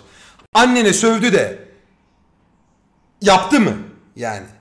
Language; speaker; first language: Turkish; native; Turkish